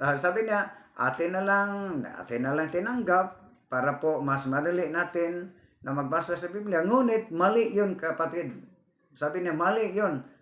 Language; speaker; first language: Filipino; non-native, local second language; Cebuano